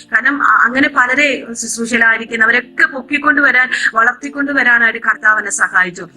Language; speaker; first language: Malayalam; native; Malayalam